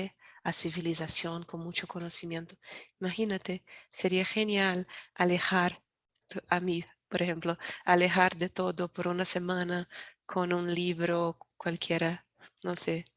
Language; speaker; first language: Spanish; non-native, learner; Portuguese